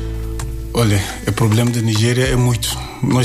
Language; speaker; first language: Portuguese; non-native, learner; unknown